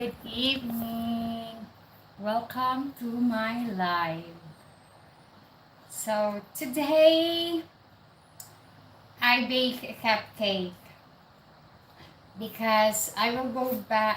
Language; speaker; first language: English; non-native, local second language; Cebuano